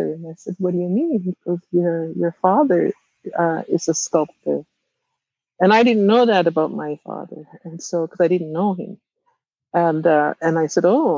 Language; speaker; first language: English; non-native, fluent; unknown